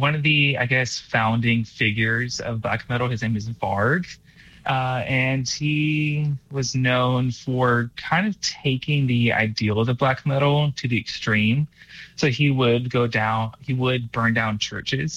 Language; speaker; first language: English; native; English